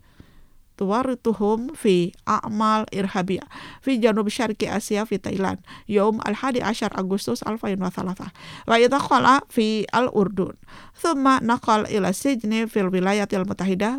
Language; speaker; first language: Arabic; non-native, fluent; Indonesian